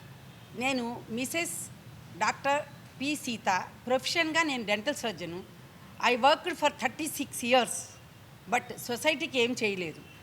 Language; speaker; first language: Telugu; native; Telugu